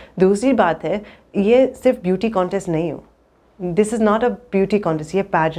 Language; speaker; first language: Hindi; early bilingual, heritage; English